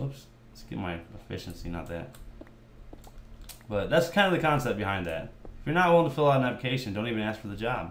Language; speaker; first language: English; native; English